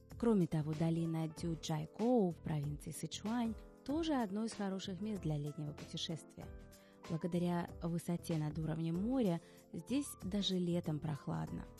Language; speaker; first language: Russian; native; Russian